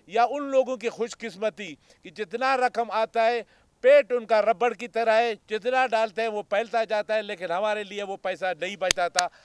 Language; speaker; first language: Urdu; non-native, local second language; Baluchi